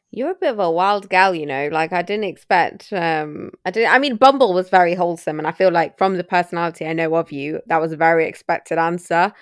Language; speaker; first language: English; early bilingual, other home language; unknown